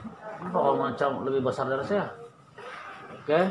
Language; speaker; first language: Malay; native; Malay